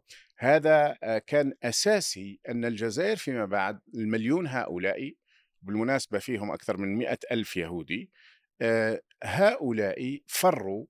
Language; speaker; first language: Arabic; native; Arabic